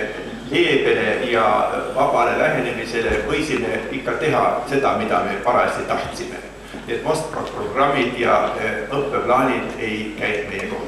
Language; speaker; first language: Estonian; native; Estonian